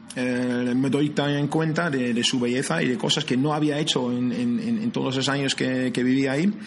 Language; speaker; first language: Spanish; non-native, fluent; Dutch